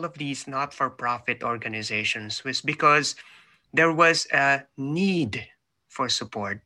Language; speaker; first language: English; non-native, local second language; Filipino